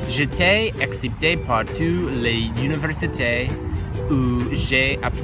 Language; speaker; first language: French; non-native, learner; English